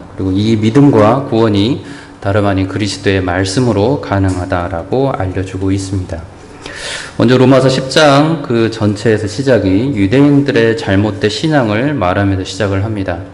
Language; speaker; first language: Korean; native; Korean